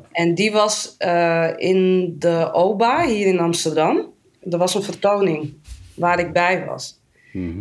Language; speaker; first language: Dutch; native; Dutch